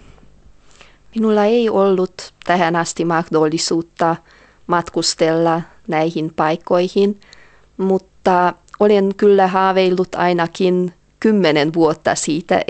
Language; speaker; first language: Finnish; non-native, fluent; Hungarian